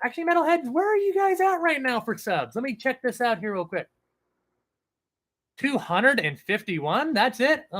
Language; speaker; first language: English; native; English